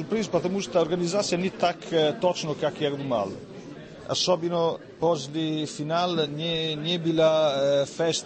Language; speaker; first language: Russian; non-native, learner; Italian